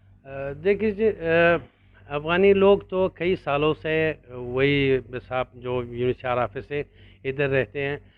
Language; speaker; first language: Hindi; non-native, learner; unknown